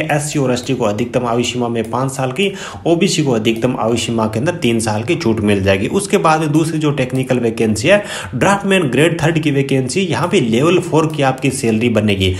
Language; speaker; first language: Hindi; native; Hindi